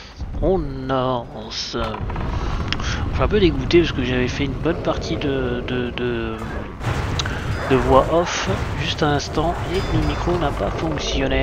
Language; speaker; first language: French; native; French